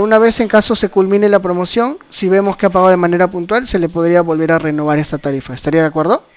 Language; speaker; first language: Spanish; native; Spanish